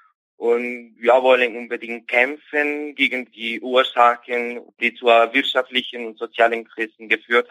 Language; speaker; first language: German; non-native, fluent; Spanish